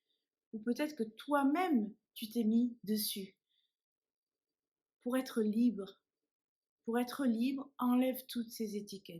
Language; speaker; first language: French; native; French